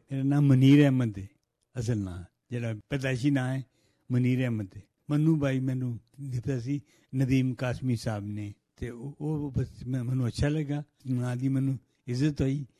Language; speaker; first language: Punjabi; native; Punjabi